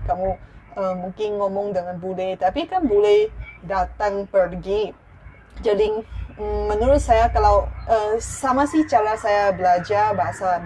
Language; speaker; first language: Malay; non-native, local second language; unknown